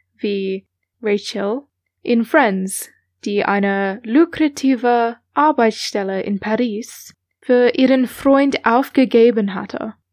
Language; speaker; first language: German; non-native, learner; English